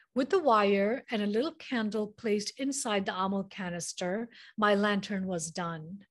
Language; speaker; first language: English; non-native, local second language; Manipuri